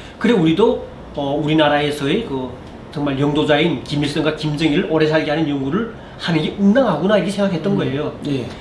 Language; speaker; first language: Korean; native; Korean